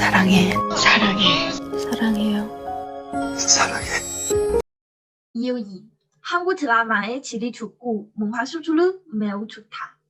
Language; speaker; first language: Korean; non-native, learner; Chinese